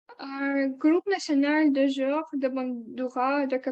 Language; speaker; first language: French; non-native, learner; Ukrainian